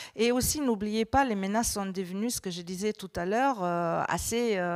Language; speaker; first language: French; non-native, fluent; German